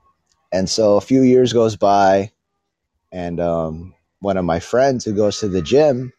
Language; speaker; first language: English; early bilingual, other home language; Filipino